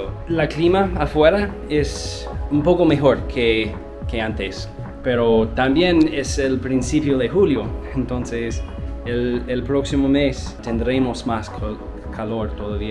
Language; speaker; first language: Spanish; non-native, learner; English